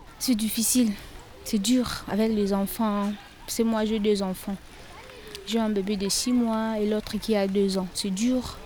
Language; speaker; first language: French; non-native, local second language; Lingala